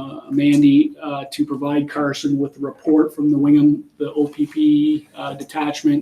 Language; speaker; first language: English; native; English